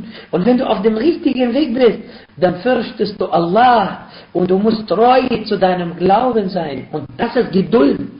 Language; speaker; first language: German; non-native, fluent; Arabic